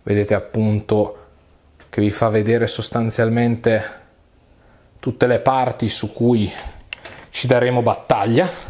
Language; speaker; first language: Italian; native; Italian